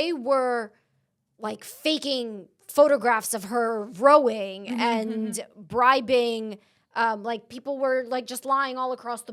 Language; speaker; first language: English; native; English